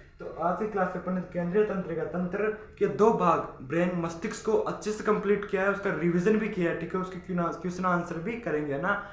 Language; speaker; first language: Hindi; native; Hindi